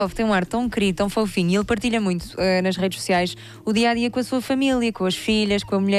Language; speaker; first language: Portuguese; native; Portuguese